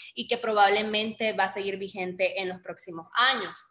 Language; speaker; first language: Spanish; native; Spanish